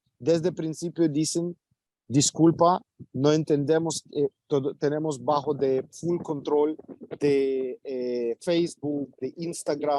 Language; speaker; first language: Spanish; non-native, fluent; Ukrainian